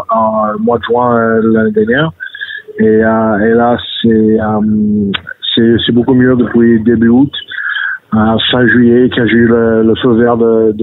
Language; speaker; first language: French; non-native, fluent; English